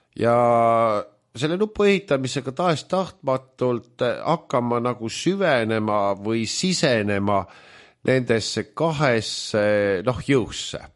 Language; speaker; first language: Estonian; native; Estonian